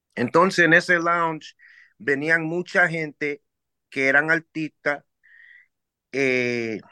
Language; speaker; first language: Spanish; early bilingual, heritage; Spanish